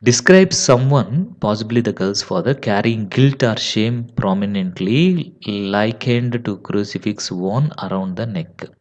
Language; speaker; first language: English; non-native, local second language; Telugu